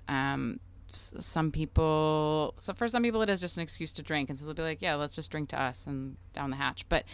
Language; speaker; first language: English; early bilingual, other home language; Russian